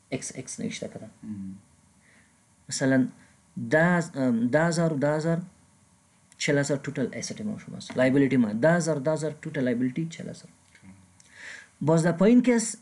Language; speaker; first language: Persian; non-native, local second language; Pashto